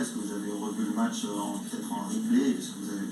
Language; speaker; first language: French; native; French